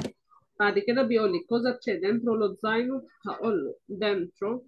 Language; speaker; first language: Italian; non-native, fluent; Arabic